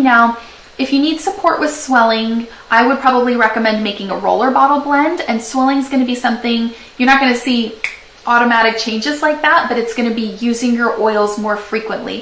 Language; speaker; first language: English; native; English